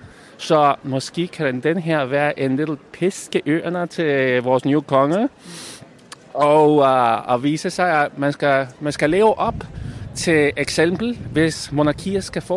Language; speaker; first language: Danish; non-native, local second language; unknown